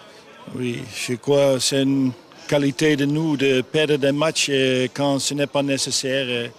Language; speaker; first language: French; non-native, learner; Dutch